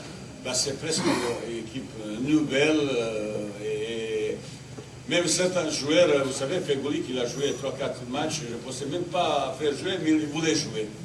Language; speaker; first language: French; non-native, learner; Bosnian